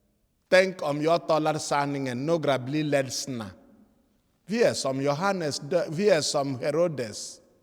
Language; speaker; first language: Swedish; non-native, fluent; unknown